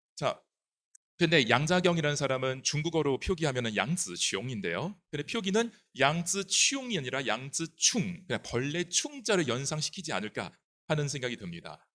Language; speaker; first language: Korean; non-native, fluent; Chinese